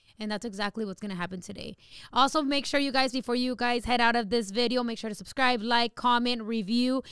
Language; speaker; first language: English; early bilingual, other home language; Spanish